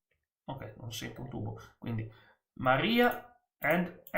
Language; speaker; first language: Italian; native; Italian